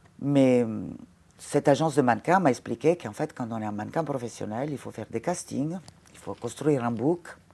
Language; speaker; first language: French; non-native, fluent; Italian